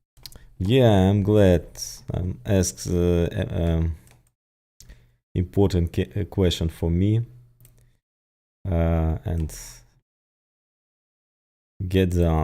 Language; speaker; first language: English; non-native, learner; Ukrainian